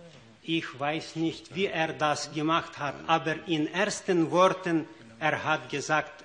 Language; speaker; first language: German; non-native, fluent; Ukrainian